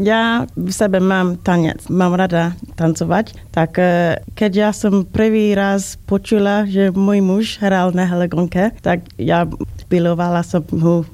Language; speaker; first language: Slovak; non-native, learner; English